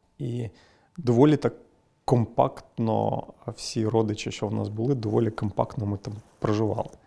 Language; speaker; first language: Ukrainian; non-native, local second language; Crimean Tatar